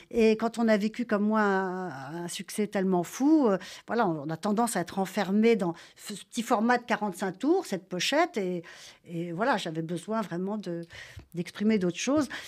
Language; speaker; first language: French; native; French